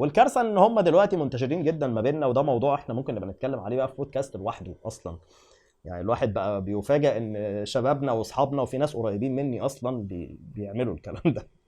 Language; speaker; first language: Egyptian Arabic; native; Egyptian Arabic